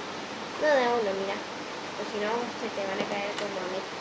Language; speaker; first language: Spanish; native; Spanish